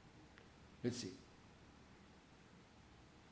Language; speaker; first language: English; non-native, fluent; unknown